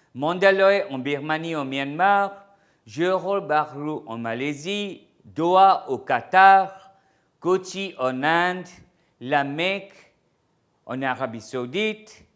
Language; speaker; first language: French; non-native, fluent; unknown